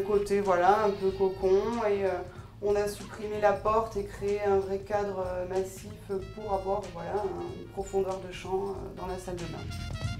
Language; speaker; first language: French; native; French